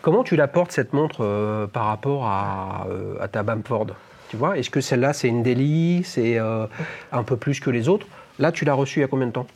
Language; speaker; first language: French; native; French